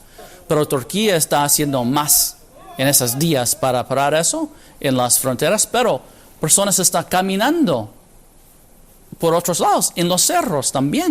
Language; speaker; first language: Spanish; non-native, fluent; English